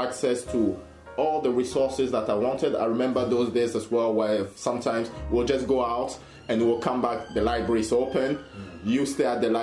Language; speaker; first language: English; non-native, fluent; French